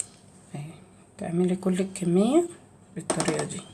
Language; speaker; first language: Arabic; native; Arabic